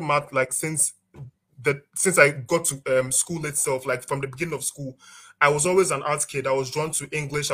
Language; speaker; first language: English; non-native, local second language; Akan